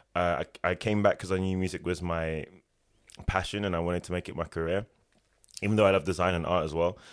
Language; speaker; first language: English; native; English